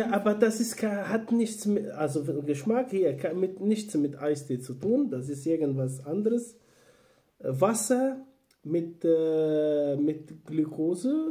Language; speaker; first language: German; non-native, learner; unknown